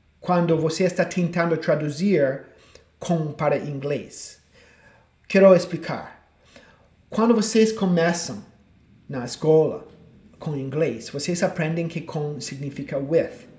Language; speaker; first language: Portuguese; non-native, fluent; English